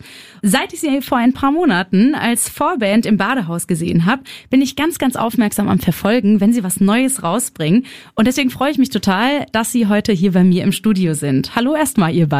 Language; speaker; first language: German; native; German